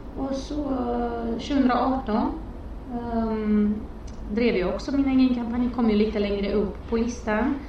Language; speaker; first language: Swedish; non-native, fluent; Romanian